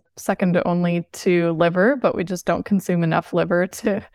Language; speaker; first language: English; native; English